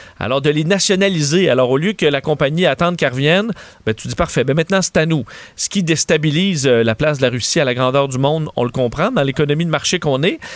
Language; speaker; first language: French; native; French